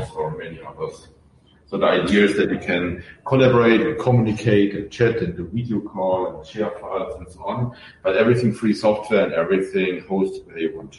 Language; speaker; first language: English; non-native, fluent; German